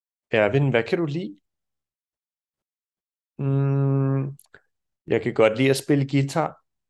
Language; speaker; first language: Danish; non-native, fluent; French